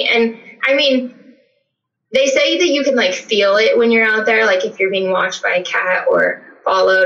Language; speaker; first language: English; native; English